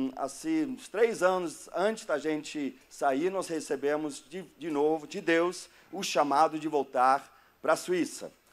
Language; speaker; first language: Portuguese; non-native, fluent; German